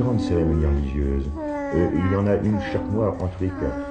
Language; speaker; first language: French; native; French